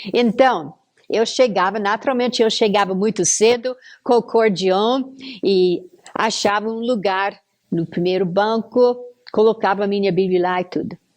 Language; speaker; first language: Portuguese; non-native, fluent; English